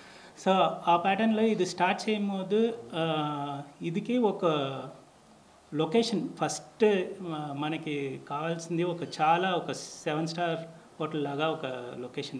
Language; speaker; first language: Telugu; non-native, learner; Tamil